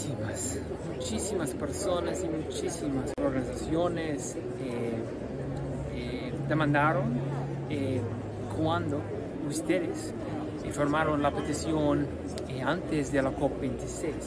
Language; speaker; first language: Spanish; non-native, learner; English